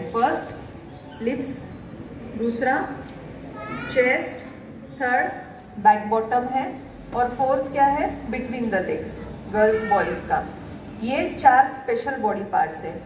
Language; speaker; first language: Hindi; non-native, local second language; Marathi